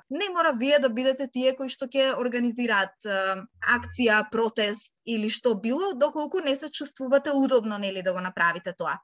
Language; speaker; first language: Macedonian; native; Macedonian